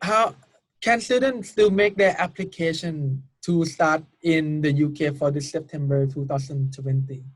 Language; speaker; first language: English; non-native, fluent; Thai